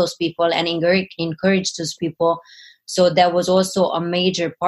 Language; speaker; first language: English; non-native, fluent; Hungarian